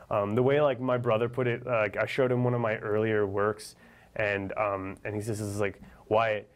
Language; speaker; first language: English; native; English